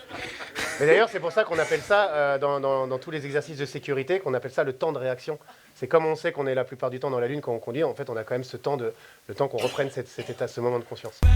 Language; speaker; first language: French; native; French